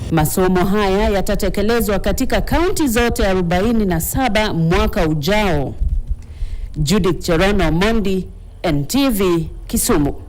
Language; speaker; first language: Swahili; non-native, local second language; Luo (Kenya and Tanzania)